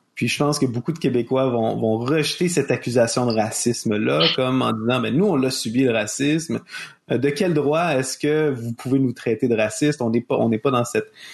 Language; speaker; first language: French; native; French